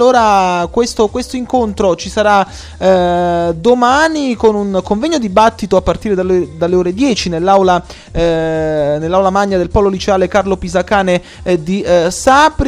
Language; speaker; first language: Italian; native; Italian